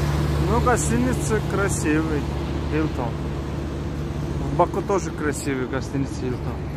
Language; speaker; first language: Russian; non-native, learner; Azerbaijani